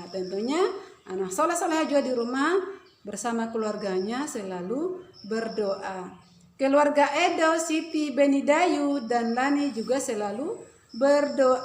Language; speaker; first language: Indonesian; native; Indonesian